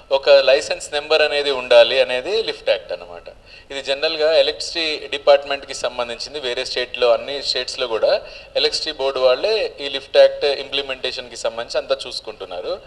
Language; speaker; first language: Telugu; native; Telugu